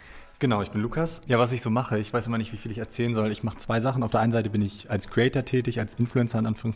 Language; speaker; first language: German; native; German